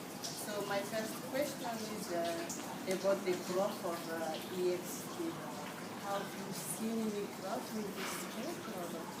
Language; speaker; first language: English; non-native, fluent; Malagasy